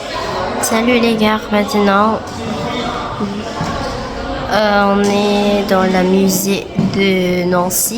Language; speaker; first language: French; non-native, learner; Indonesian